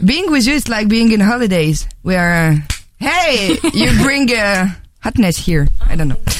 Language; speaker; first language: English; non-native, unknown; French